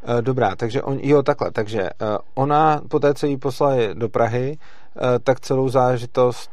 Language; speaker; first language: Czech; native; Czech